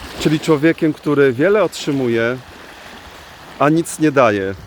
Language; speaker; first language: Polish; native; Polish